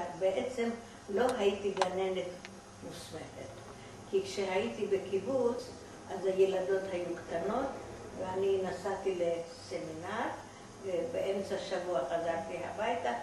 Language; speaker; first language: Hebrew; non-native, fluent; German